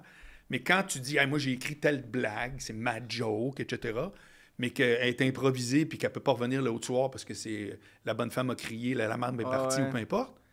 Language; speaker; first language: French; native; French